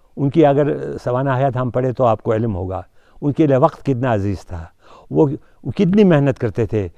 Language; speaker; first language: Urdu; non-native, local second language; Ladakhi